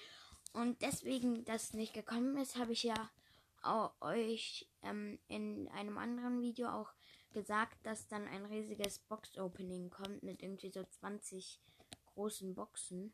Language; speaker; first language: German; native; German